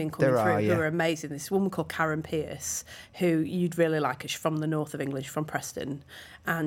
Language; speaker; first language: English; native; English